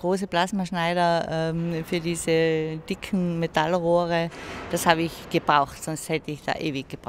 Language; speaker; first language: German; native; German